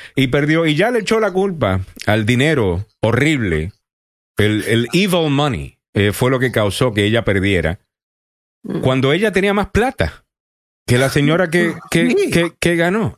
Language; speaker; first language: Spanish; native; Spanish